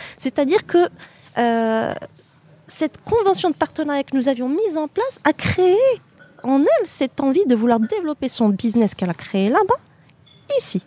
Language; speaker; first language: French; native; French